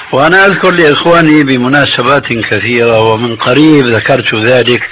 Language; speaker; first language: Arabic; early bilingual, other home language; Albanian